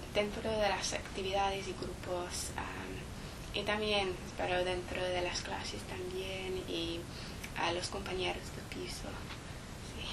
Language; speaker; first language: Spanish; non-native, learner; English